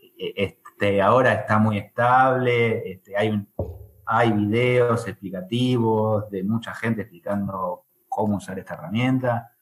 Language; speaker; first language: Spanish; native; Spanish